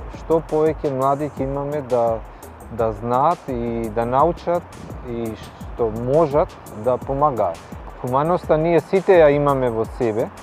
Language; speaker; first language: Macedonian; non-native, local second language; Albanian